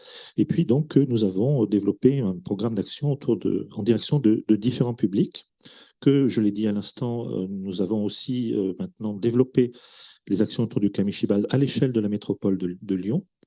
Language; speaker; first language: French; native; French